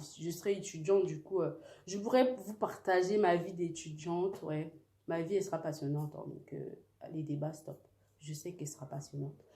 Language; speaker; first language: French; early bilingual, other home language; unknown